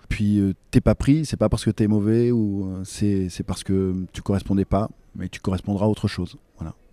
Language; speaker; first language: French; native; French